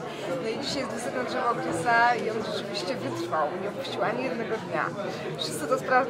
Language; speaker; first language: Polish; native; Polish